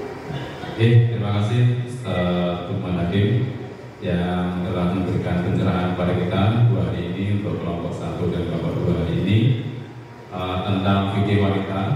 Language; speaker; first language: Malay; non-native, local second language; Javanese